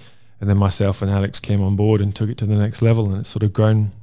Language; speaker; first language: English; native; English